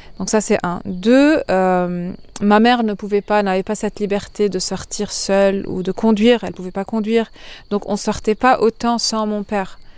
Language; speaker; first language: French; non-native, local second language; Arabic